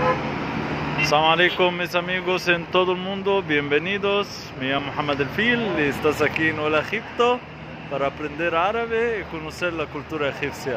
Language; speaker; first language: Spanish; non-native, fluent; Arabic